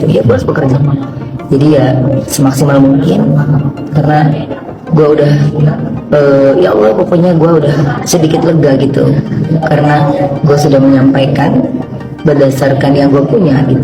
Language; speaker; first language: Indonesian; native; Indonesian